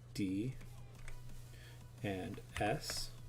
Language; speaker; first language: English; native; English